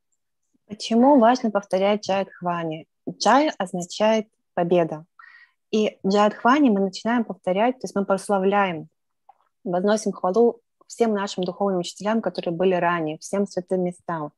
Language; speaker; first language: Russian; native; Russian